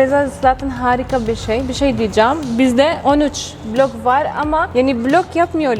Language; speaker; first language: Turkish; non-native, learner; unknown